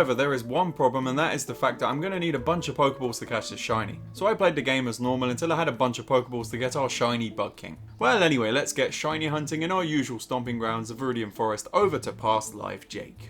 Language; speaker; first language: English; native; English